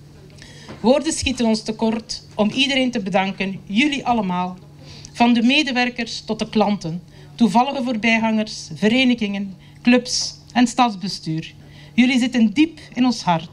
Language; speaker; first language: Dutch; native; Dutch